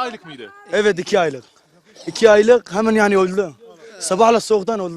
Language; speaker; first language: Turkish; non-native, learner; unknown